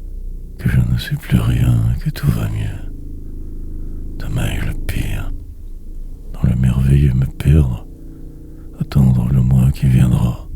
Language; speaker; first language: French; native; French